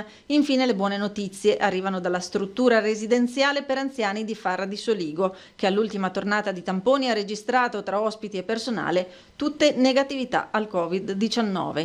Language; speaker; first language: Italian; native; Italian